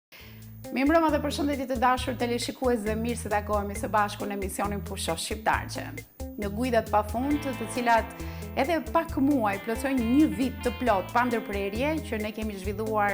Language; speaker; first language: Albanian; native; Albanian